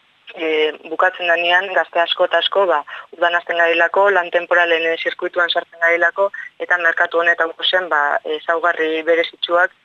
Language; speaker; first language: Basque; native; Basque